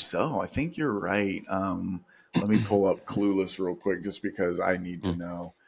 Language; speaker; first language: English; native; English